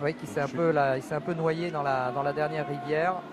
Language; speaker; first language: French; native; French